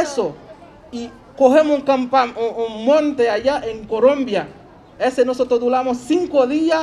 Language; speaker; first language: Spanish; non-native, learner; Haitian Creole